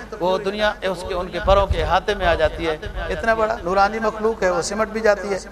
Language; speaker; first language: Urdu; non-native, local second language; Punjabi